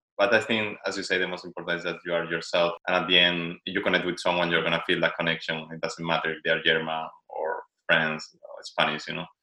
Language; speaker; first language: English; non-native, fluent; Spanish